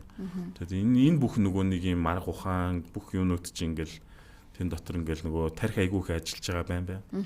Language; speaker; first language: Mongolian; native; Mongolian